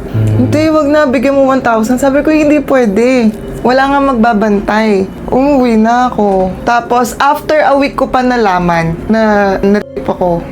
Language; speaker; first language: Filipino; non-native, local second language; Cebuano